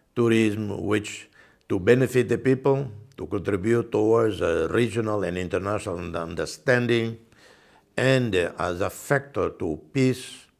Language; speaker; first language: English; non-native, fluent; Portuguese